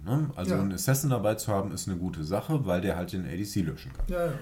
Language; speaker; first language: German; native; German